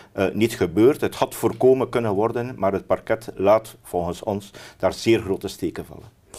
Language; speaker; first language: Dutch; native; Dutch